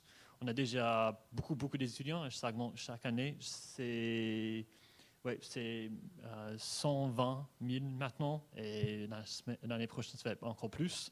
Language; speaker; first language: French; non-native, fluent; English